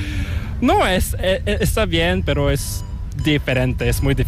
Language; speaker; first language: Spanish; non-native, fluent; Korean